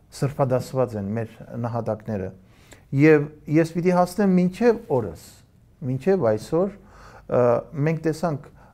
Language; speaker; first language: Armenian; early bilingual, heritage; Armenian